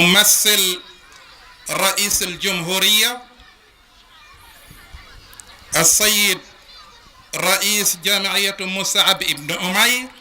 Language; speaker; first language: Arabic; non-native, fluent; Wolof